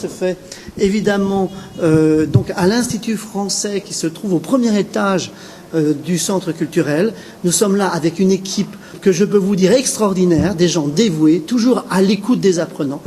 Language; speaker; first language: French; native; French